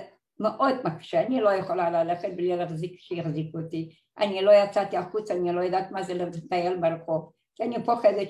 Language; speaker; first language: Hebrew; non-native, fluent; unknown